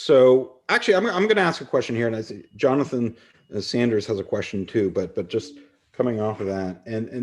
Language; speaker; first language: English; native; English